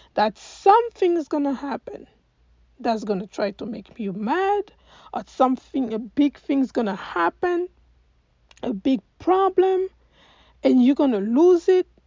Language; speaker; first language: English; non-native, fluent; French